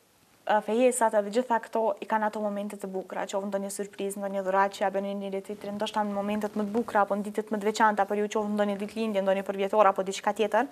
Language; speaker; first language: Albanian; native; Albanian